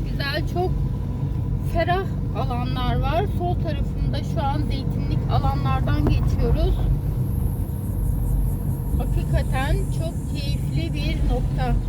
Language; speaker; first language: Turkish; native; Turkish